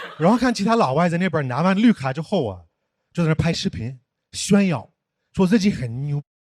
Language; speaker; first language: Chinese; non-native, fluent; English